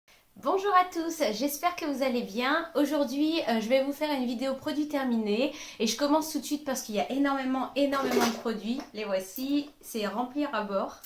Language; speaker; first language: French; native; French